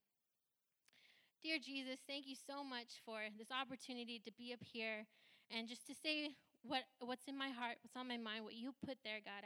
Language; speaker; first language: English; early bilingual, other home language; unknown